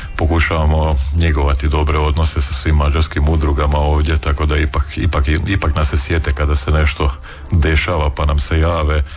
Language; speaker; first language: Croatian; native; Croatian